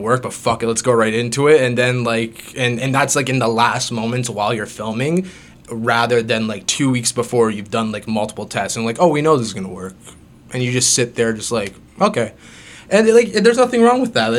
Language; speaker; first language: English; native; English